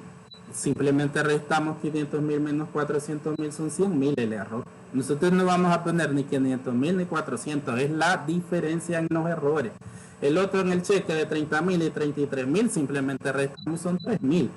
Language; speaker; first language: Spanish; native; Spanish